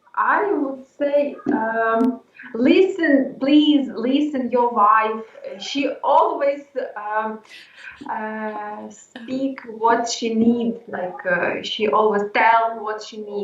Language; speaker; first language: English; non-native, learner; Ukrainian